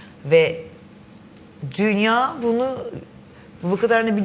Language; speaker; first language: Turkish; early bilingual, heritage; Turkish